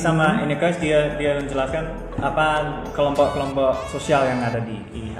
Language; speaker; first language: Indonesian; non-native, fluent; English